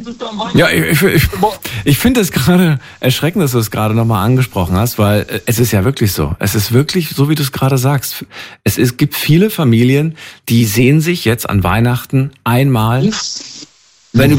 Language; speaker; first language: German; native; German